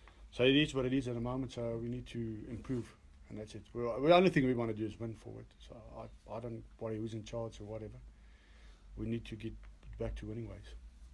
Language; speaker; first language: English; non-native, local second language; Afrikaans